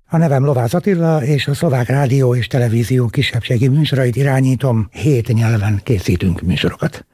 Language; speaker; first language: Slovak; non-native, local second language; Hungarian